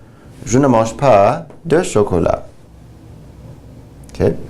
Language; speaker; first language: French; non-native, fluent; English